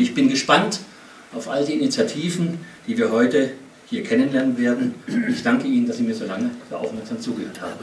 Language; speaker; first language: German; native; German